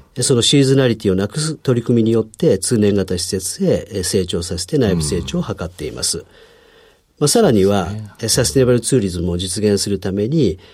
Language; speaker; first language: Japanese; native; Japanese